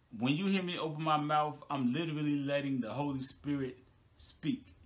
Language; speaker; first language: English; native; English